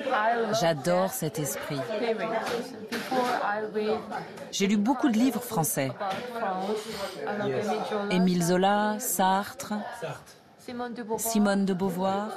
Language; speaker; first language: French; non-native, fluent; Korean